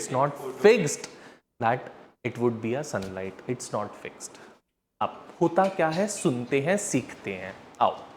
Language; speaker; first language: Hindi; native; Hindi